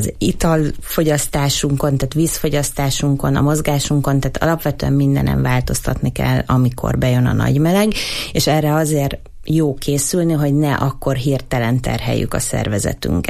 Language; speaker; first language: Hungarian; native; Hungarian